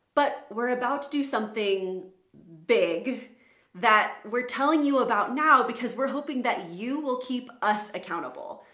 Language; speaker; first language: English; native; English